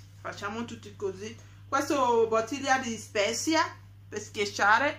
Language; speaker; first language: Italian; non-native, learner; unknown